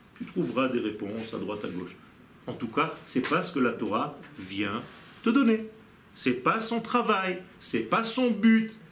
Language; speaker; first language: French; non-native, fluent; Hebrew